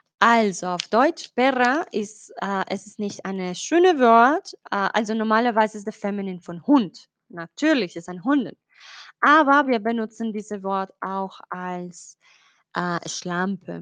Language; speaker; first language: German; non-native, learner; Spanish